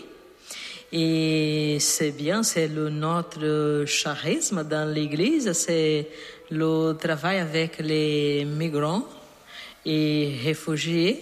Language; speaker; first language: French; non-native, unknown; Portuguese